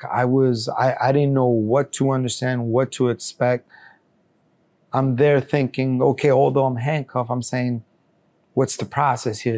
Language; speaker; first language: English; native; English